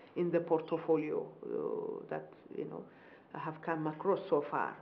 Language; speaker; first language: English; non-native, fluent; Amharic